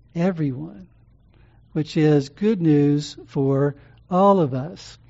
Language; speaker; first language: English; native; English